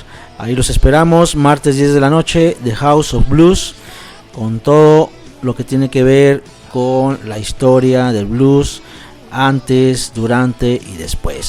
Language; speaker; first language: Spanish; native; Spanish